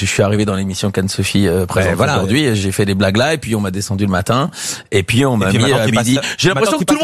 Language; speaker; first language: French; native; French